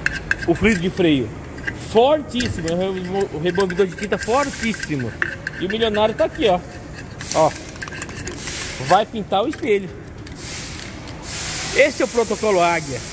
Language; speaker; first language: Portuguese; native; Portuguese